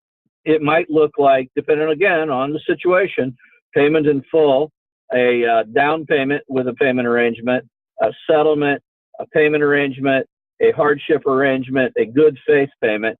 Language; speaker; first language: English; native; English